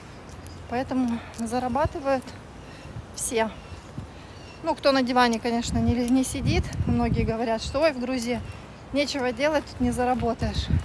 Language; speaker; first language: Russian; native; Russian